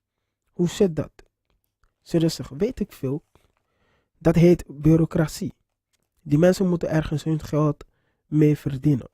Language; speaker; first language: Dutch; non-native, fluent; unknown